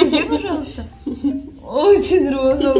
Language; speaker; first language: Russian; non-native, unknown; Korean